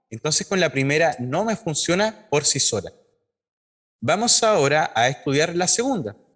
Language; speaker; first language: Spanish; native; Spanish